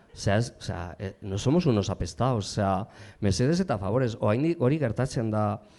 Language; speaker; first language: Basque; non-native, local second language; Spanish